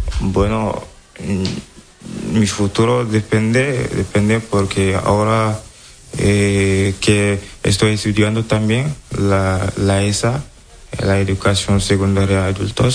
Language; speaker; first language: Spanish; non-native, learner; Wolof